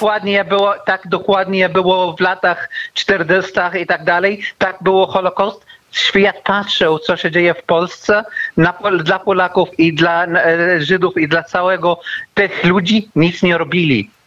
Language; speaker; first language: Polish; non-native, learner; Arabic